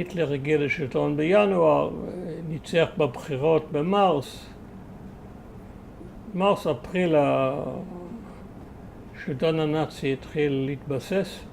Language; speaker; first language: Hebrew; early bilingual, other home language; German